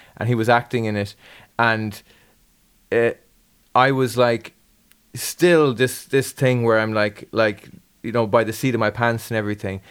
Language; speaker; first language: English; native; English